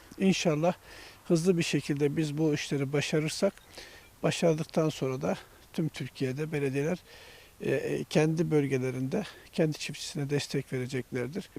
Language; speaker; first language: Turkish; native; Turkish